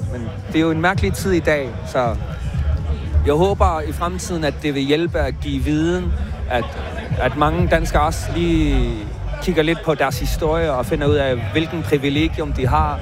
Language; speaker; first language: Danish; non-native, local second language; Kalaallisut